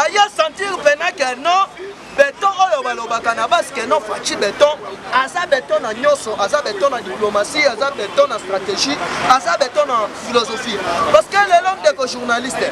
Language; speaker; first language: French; non-native, local second language; Lingala